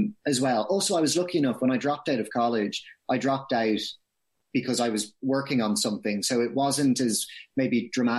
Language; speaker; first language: English; native; English